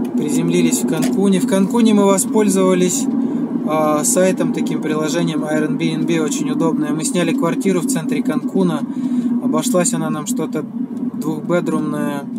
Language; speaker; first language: Russian; native; Russian